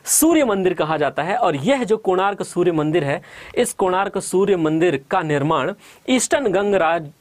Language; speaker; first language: Hindi; native; Hindi